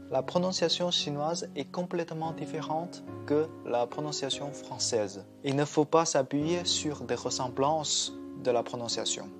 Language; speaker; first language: French; non-native, fluent; Chinese